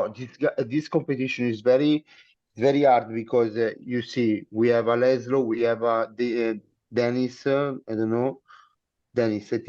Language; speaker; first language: English; non-native, learner; Italian